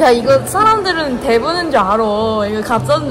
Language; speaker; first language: Korean; non-native, fluent; Cantonese